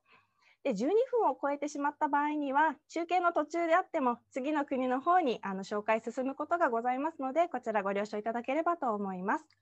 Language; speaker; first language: Japanese; native; Japanese